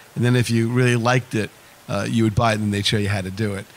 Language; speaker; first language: English; native; English